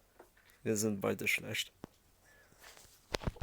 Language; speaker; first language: German; early bilingual, other home language; Arabic